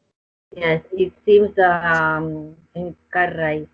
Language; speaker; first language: English; non-native, learner; Spanish